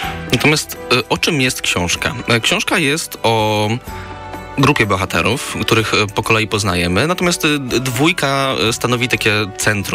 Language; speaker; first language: Polish; native; Polish